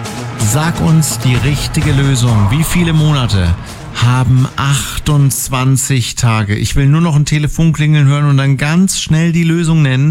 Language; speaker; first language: German; native; German